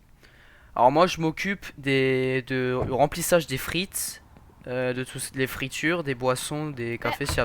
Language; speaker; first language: French; native; French